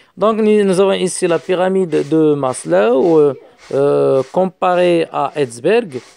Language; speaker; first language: French; non-native, local second language; Arabic